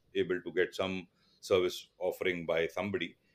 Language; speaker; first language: English; non-native, local second language; Tulu